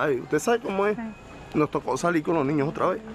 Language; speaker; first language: Spanish; native; Spanish